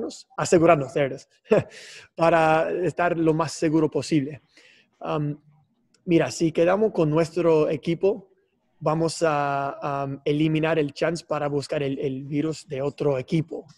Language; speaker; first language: Spanish; non-native, fluent; English